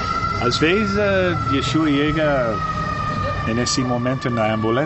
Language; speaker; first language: Spanish; non-native, fluent; Portuguese